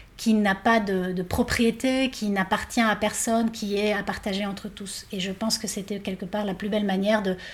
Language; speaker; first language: French; non-native, fluent; Spanish